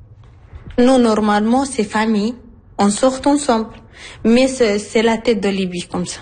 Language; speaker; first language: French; non-native, learner; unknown